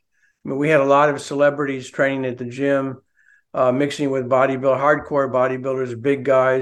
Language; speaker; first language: English; native; English